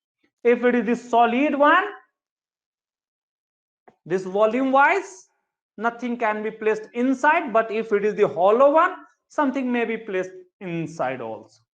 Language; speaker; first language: English; non-native, local second language; Hindi